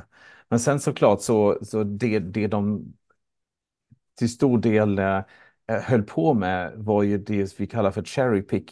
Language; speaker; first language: Swedish; native; Swedish